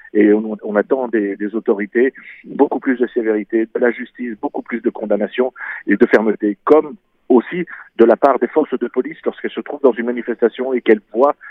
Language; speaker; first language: French; native; French